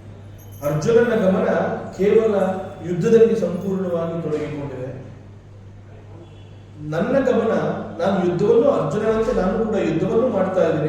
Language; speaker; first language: Kannada; native; Kannada